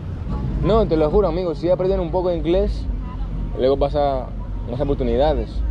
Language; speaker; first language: Spanish; non-native, learner; Greek